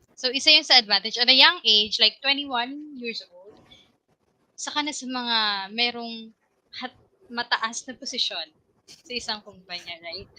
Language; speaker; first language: Filipino; native; Filipino